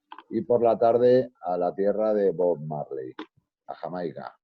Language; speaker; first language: Spanish; native; Spanish